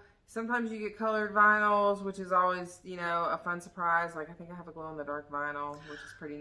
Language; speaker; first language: English; native; English